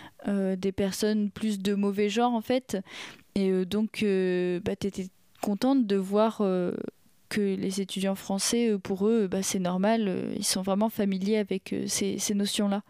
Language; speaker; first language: French; native; French